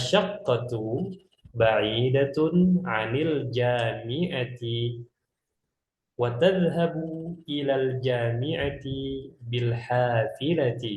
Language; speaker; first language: Arabic; non-native, fluent; Indonesian